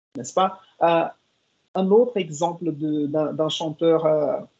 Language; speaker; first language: French; non-native, fluent; Portuguese